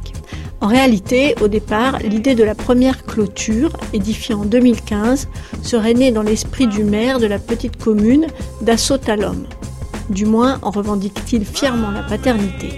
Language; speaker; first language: French; native; French